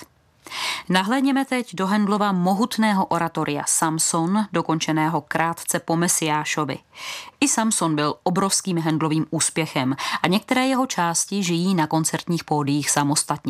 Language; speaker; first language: Czech; native; Czech